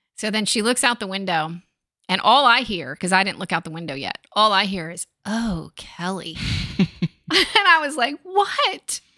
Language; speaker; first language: English; native; English